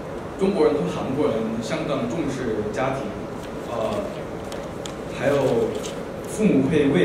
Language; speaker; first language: Chinese; non-native, fluent; Korean